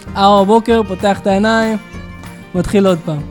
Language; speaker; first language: Hebrew; early bilingual, other home language; English